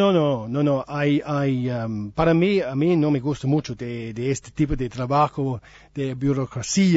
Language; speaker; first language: Spanish; non-native, learner; English